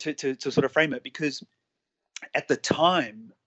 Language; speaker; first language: English; native; English